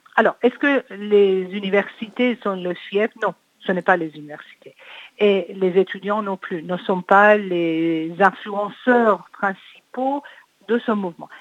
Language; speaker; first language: French; non-native, fluent; Persian